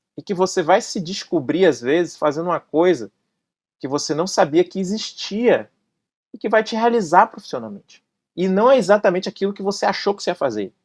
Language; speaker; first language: Portuguese; native; Portuguese